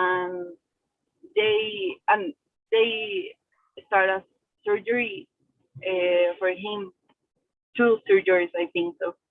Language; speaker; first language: English; non-native, learner; Spanish